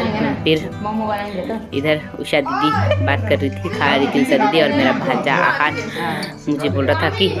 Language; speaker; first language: Hindi; native; Hindi